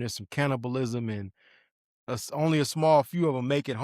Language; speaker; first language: English; native; English